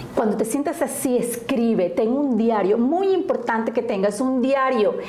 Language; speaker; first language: Spanish; native; Spanish